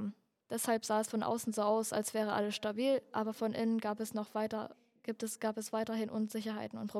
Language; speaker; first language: German; native; German